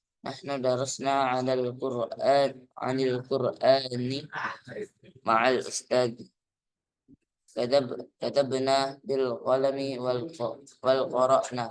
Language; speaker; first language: Arabic; non-native, learner; Indonesian